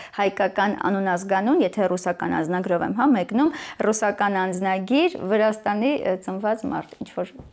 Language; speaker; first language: Armenian; native; Armenian